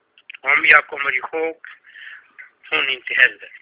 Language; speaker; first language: Swedish; non-native, fluent; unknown